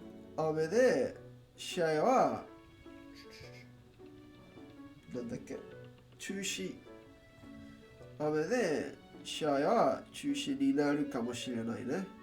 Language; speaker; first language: Japanese; non-native, learner; English